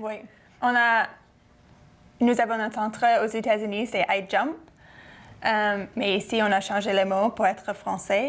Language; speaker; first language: French; non-native, fluent; English